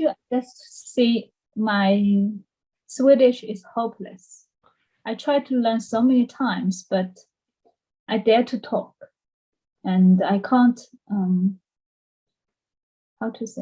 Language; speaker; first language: English; non-native, learner; Chinese